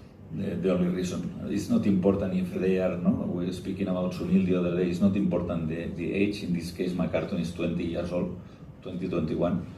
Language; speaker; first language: English; non-native, fluent; Spanish